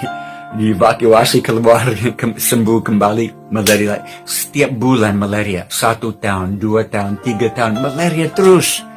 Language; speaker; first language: Indonesian; non-native, fluent; English